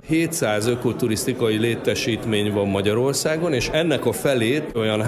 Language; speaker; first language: Hungarian; native; Hungarian